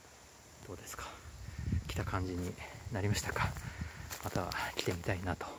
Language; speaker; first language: Japanese; native; Japanese